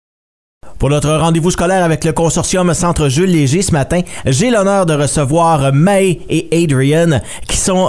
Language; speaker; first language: French; native; French